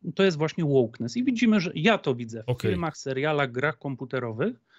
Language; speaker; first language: Polish; native; Polish